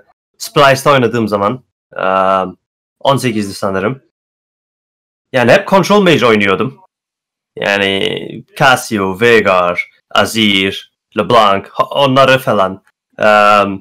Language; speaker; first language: Turkish; early bilingual, heritage; Turkish